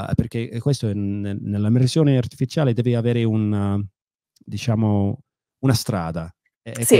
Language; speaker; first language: Italian; non-native, fluent; English